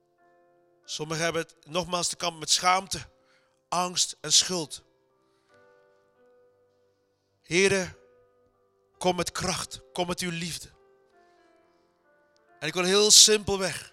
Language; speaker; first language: Dutch; native; Dutch